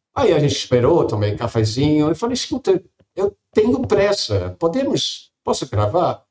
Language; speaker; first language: Portuguese; non-native, fluent; English